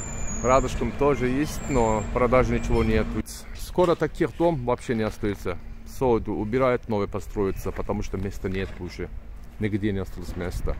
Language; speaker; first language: Russian; non-native, learner; Turkish